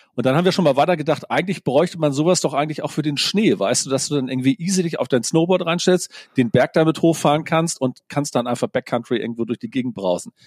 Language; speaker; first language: German; native; German